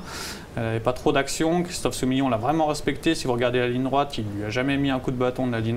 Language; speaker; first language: French; native; French